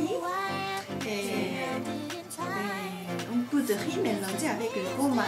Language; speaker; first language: French; non-native, learner; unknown